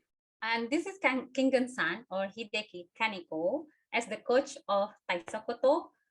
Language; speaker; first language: English; non-native, fluent; Indonesian